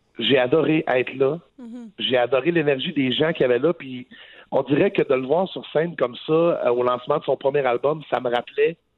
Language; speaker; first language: French; native; French